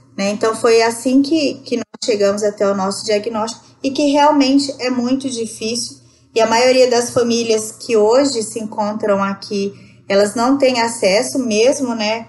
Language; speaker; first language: Portuguese; native; Portuguese